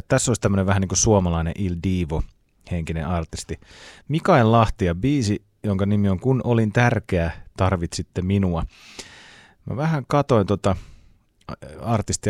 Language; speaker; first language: Finnish; native; Finnish